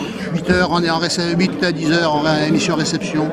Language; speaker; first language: French; native; French